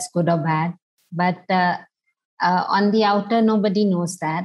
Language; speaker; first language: English; non-native, local second language; Hindi